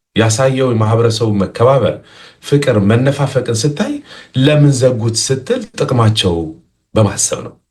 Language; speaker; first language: Amharic; non-native, local second language; Tigrinya